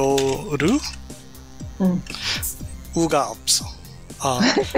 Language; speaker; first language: Korean; non-native, learner; English